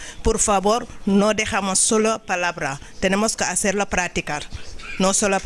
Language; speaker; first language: Spanish; non-native, learner; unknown